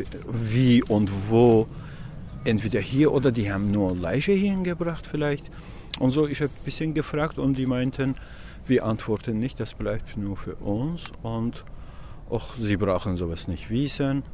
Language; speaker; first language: German; non-native, learner; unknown